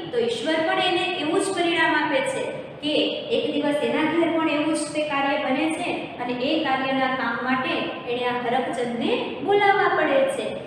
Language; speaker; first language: Gujarati; native; Gujarati